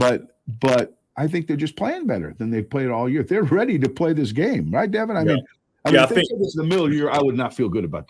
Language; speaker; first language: English; native; English